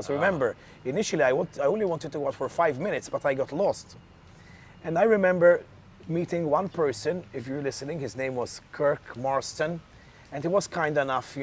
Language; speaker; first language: English; non-native, local second language; Maltese